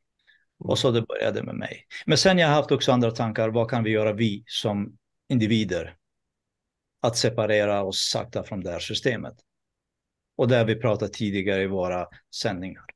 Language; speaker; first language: Swedish; non-native, fluent; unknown